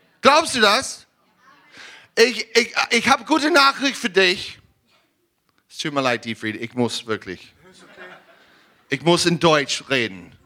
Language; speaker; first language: German; non-native, learner; English